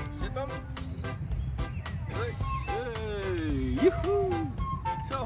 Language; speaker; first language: Dutch; non-native, learner; Thai